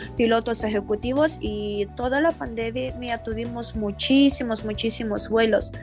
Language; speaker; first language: Spanish; non-native, fluent; Ukrainian